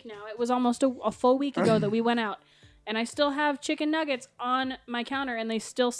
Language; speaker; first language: English; native; English